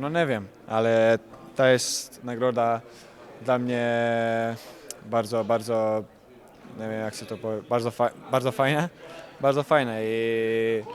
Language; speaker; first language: Polish; non-native, learner; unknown